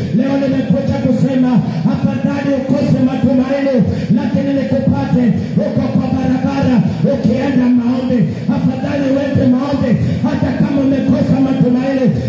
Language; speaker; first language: Swahili; non-native, local second language; Luyia